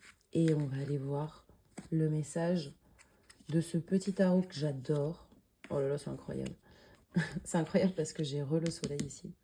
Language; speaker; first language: French; native; French